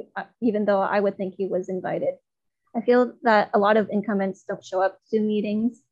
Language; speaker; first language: English; non-native, fluent; Chinese